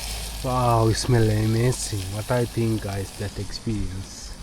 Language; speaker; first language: English; non-native, learner; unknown